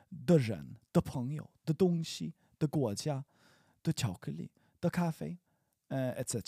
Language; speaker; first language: Chinese; non-native, learner; English